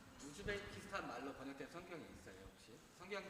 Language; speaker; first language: Korean; native; Korean